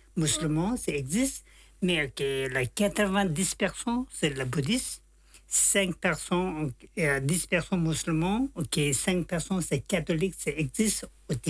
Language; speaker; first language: French; non-native, learner; Tibetan